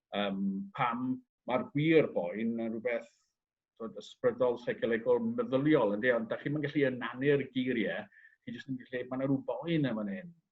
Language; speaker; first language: Welsh; native; Welsh